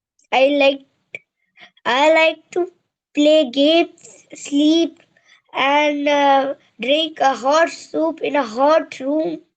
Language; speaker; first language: English; non-native, learner; Hindi